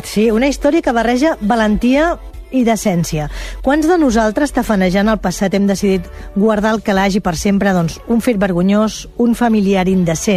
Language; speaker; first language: Catalan; native; Catalan